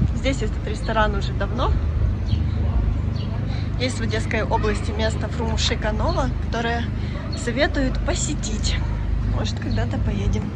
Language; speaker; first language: Russian; native; Russian